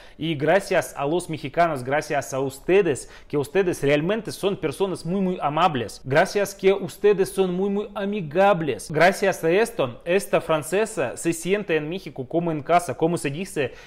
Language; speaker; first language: Spanish; non-native, fluent; Russian